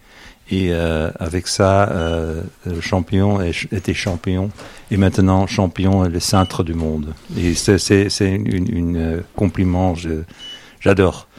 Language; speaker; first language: French; non-native, learner; Dutch